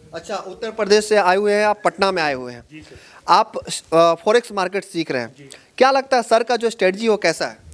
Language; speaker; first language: Hindi; native; Hindi